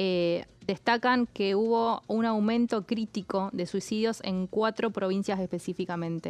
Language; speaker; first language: Spanish; native; Spanish